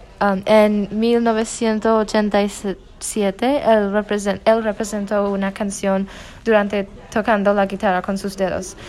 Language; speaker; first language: Spanish; non-native, learner; English